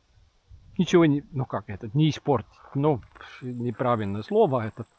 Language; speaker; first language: Russian; non-native, learner; Estonian